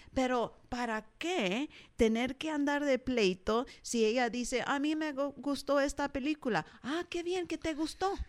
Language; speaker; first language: Spanish; early bilingual, heritage; English